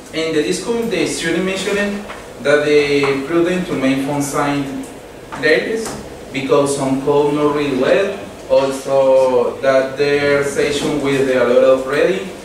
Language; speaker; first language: English; non-native, learner; Spanish